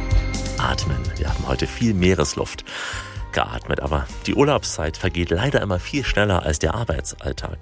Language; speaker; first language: German; native; German